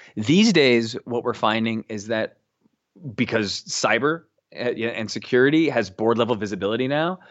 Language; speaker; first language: English; native; English